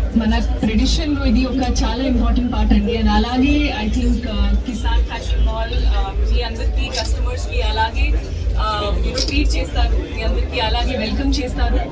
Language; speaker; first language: Telugu; non-native, local second language; Hindi